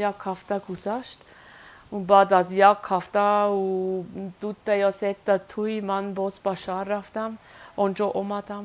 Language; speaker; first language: Persian; non-native, learner; Swiss German